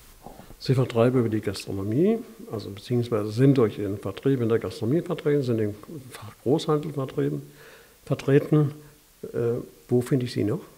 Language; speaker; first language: German; native; German